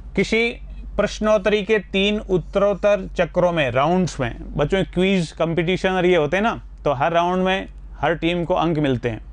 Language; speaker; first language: Hindi; native; Hindi